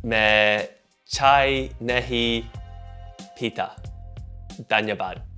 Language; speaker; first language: Hindi; non-native, learner; English